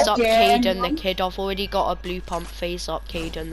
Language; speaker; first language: English; native; English